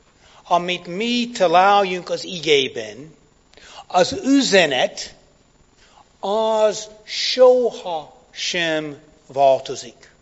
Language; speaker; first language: Hungarian; non-native, fluent; English